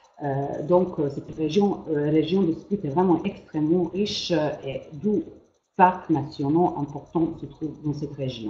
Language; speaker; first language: French; non-native, fluent; Croatian